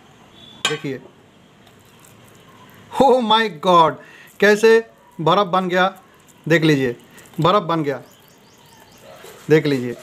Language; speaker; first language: Hindi; non-native, local second language; Bangla